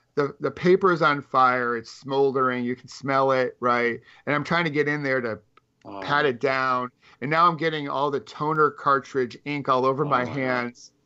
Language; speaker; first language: English; native; English